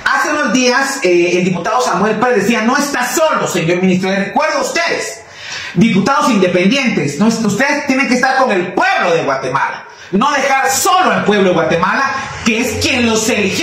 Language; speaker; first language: Spanish; native; Spanish